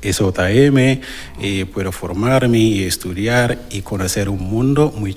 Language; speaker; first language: Spanish; non-native, learner; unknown